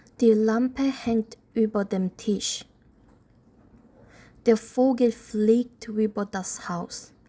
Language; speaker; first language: German; non-native, fluent; Korean